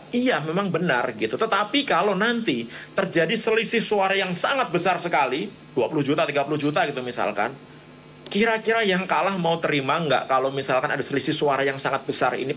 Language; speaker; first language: Indonesian; native; Indonesian